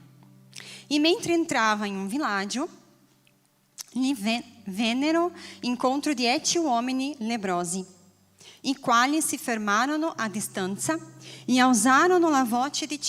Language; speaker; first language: Italian; non-native, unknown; Portuguese